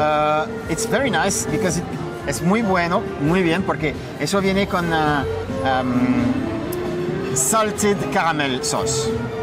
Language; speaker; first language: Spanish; non-native, fluent; French